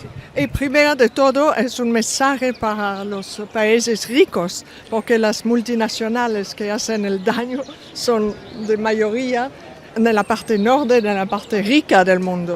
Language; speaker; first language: Spanish; non-native, fluent; French